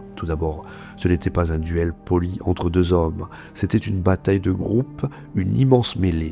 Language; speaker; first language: French; native; French